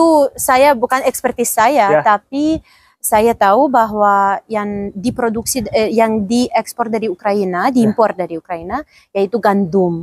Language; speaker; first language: Indonesian; non-native, fluent; Ukrainian